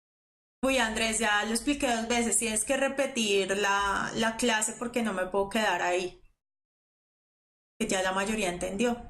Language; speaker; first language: Spanish; native; Spanish